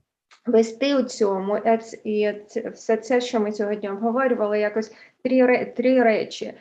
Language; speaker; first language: Ukrainian; early bilingual, heritage; English